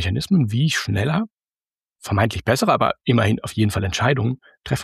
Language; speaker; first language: German; native; German